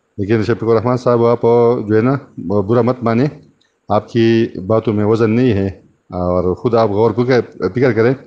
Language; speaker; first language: Urdu; non-native, local second language; Pashto